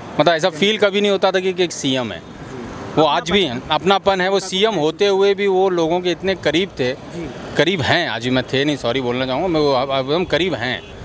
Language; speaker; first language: Hindi; native; Hindi